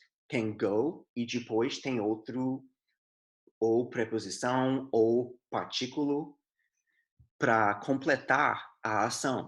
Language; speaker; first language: Portuguese; non-native, fluent; English